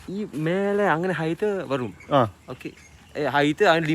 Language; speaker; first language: Malayalam; non-native, learner; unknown